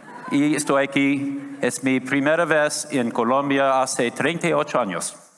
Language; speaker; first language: Spanish; non-native, learner; English